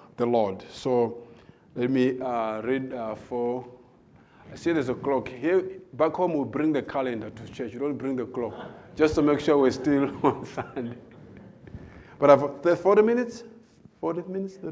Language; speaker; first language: English; non-native, local second language; Nyanja